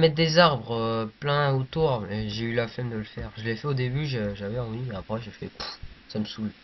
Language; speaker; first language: French; native; French